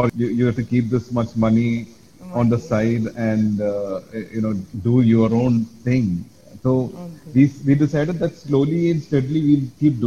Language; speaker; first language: English; non-native, local second language; Malayalam